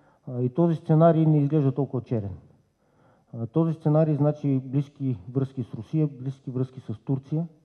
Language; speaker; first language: Bulgarian; native; Bulgarian